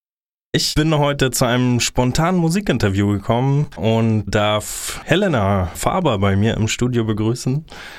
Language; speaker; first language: German; native; German